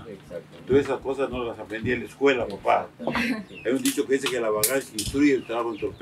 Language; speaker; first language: Spanish; native; Spanish